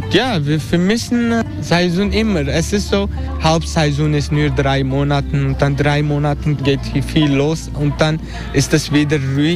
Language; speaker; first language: German; non-native, learner; Turkish